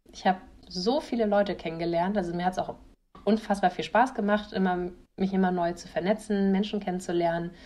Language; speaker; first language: German; native; German